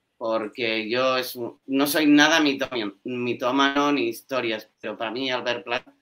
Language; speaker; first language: Spanish; native; Spanish